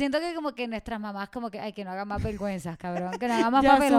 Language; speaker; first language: Spanish; native; Spanish